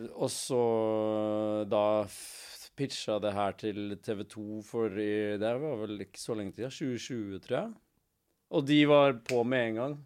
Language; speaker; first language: Norwegian; native; Norwegian